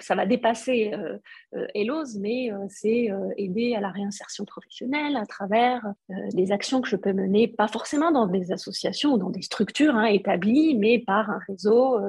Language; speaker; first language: French; non-native, local second language; Arabic